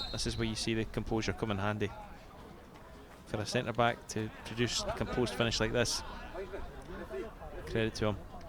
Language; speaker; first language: English; native; English